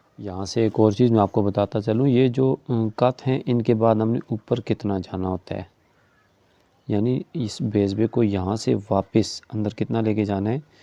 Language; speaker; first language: Urdu; non-native, local second language; Punjabi